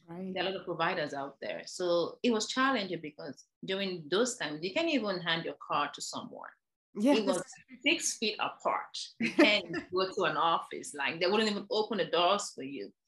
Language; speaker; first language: English; non-native, local second language; Igbo